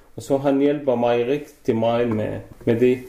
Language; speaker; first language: Danish; non-native, learner; Arabic